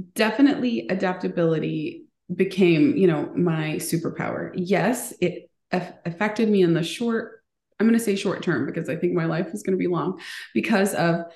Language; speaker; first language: English; early bilingual, other home language; Spanish